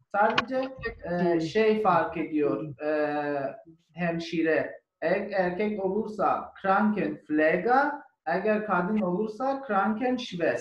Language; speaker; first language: Turkish; non-native, learner; German